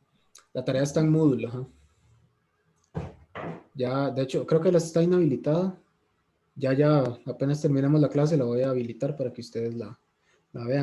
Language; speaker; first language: Spanish; native; Spanish